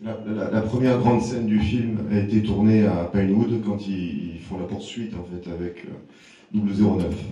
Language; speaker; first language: French; native; French